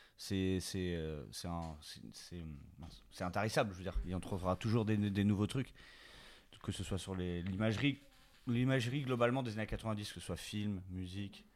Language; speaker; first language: French; native; French